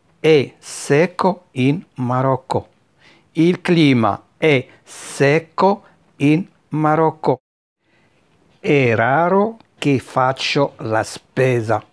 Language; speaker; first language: Italian; non-native, fluent; Arabic